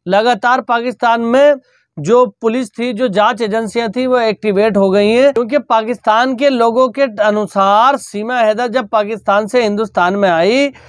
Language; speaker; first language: Hindi; native; Hindi